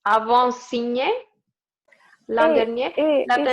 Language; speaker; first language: French; non-native, learner; Spanish